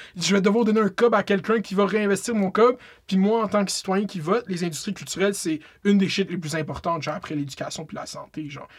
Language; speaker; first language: French; native; French